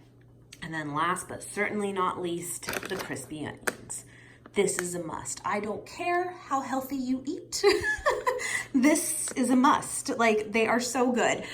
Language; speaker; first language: English; native; English